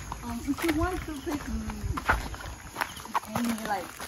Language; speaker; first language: English; non-native, local second language; Cebuano